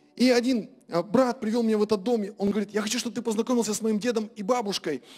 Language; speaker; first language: Russian; native; Russian